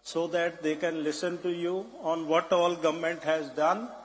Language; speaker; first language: English; non-native, local second language; Punjabi